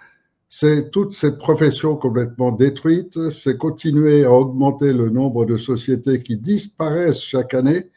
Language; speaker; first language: French; native; French